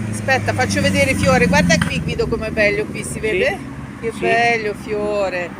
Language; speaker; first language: Italian; non-native, learner; Ukrainian